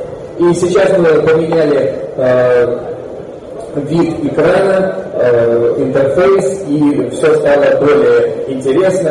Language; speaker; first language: Russian; native; Russian